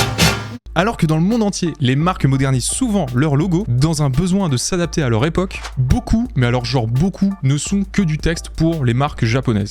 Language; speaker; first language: French; native; French